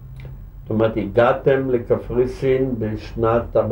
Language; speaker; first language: Hebrew; native; Hebrew